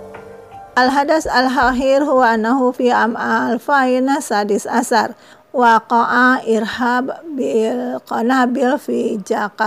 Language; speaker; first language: Arabic; non-native, fluent; Indonesian